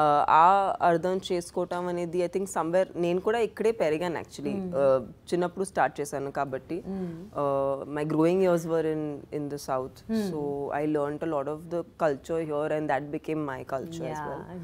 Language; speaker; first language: Telugu; non-native, local second language; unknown